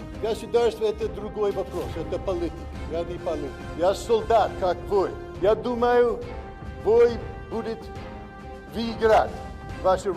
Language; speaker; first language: Russian; non-native, learner; English